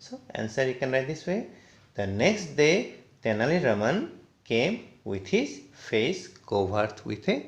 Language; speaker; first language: English; non-native, local second language; Assamese